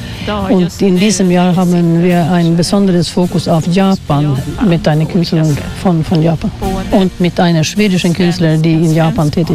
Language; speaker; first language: German; non-native, fluent; Swedish